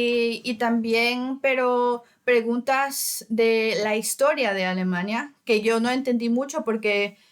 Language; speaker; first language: Spanish; early bilingual, heritage; Spanish